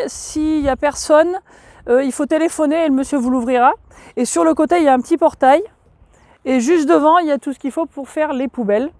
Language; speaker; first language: French; native; French